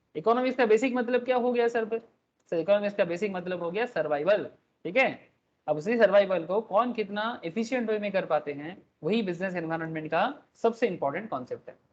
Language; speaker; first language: Hindi; non-native, local second language; Bangla